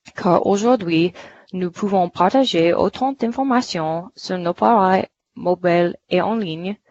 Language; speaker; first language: French; non-native, fluent; English